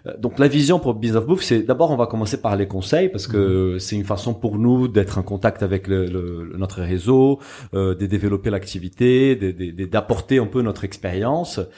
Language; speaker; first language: French; non-native, fluent; Portuguese